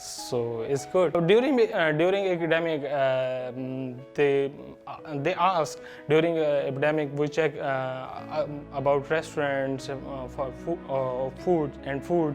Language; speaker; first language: English; non-native, learner; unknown